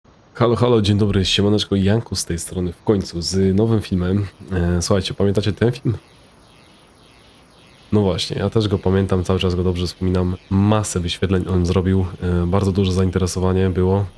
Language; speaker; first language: Polish; native; Polish